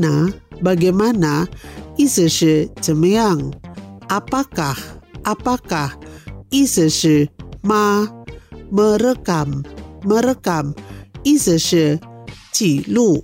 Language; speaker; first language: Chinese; early bilingual, heritage; Chinese